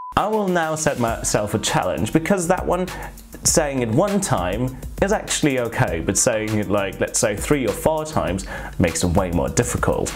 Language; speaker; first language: English; non-native, fluent; German